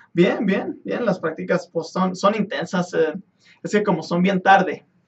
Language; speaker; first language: Spanish; native; Spanish